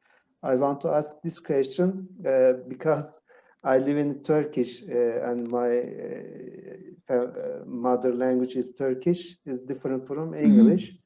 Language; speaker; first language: English; non-native, learner; Turkish